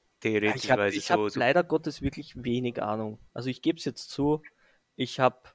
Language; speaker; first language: German; native; German